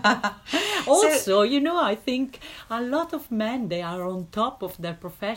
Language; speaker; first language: English; non-native, fluent; Italian